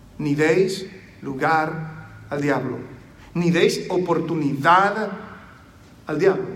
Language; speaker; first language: Spanish; early bilingual, heritage; Spanish